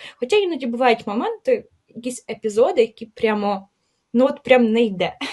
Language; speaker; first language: Ukrainian; native; Ukrainian